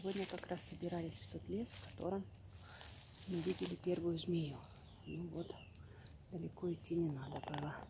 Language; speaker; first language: Russian; native; Russian